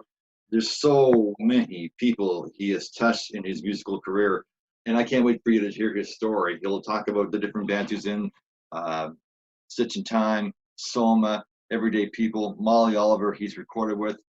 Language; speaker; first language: English; native; English